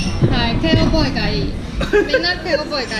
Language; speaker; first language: Japanese; non-native, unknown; Chinese